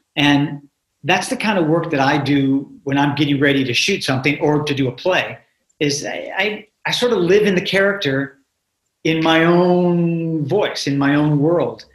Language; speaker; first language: English; native; English